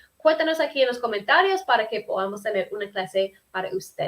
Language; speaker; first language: Spanish; non-native, fluent; English